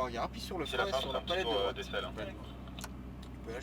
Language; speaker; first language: French; native; French